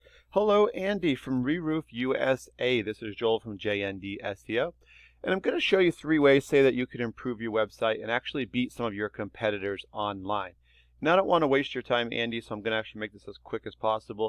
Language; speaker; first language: English; native; English